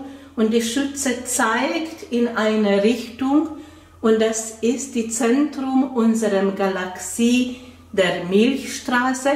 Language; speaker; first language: German; non-native, fluent; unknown